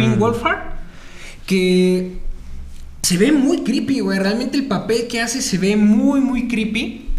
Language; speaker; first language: Spanish; native; Spanish